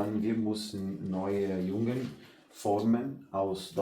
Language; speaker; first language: German; non-native, learner; Portuguese